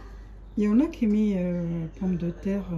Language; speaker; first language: French; non-native, fluent; Arabic